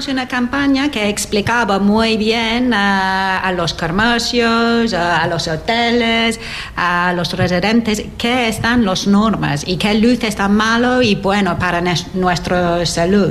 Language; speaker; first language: Spanish; non-native, learner; English